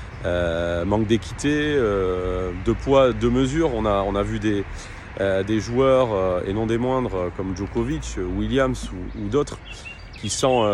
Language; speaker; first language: French; native; French